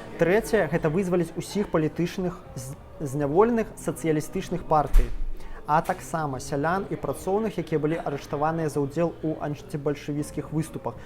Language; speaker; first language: Belarusian; native; Belarusian